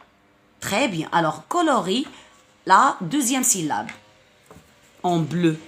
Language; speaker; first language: French; non-native, local second language; Arabic